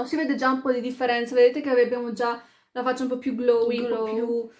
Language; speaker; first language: Italian; early bilingual, other home language; Arabic